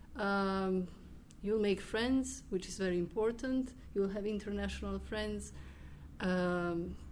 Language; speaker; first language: English; non-native, fluent; Croatian